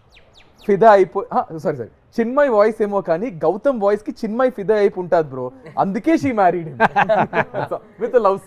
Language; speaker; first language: Telugu; native; Telugu